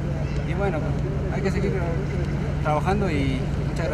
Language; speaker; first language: Spanish; native; Spanish